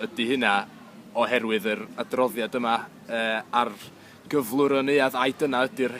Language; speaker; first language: Welsh; native; Welsh